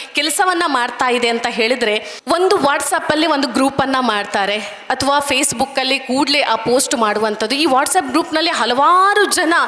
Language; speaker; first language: Kannada; native; Kannada